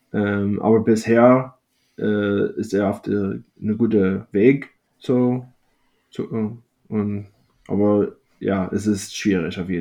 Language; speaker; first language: German; non-native, fluent; English